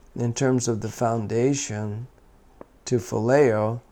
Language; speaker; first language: English; native; English